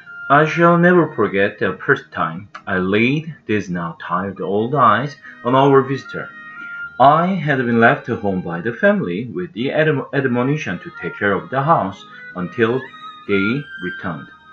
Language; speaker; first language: English; non-native, fluent; Korean